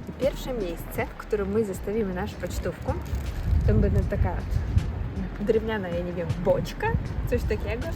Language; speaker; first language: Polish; non-native, learner; Russian